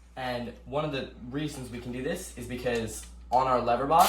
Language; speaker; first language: English; native; English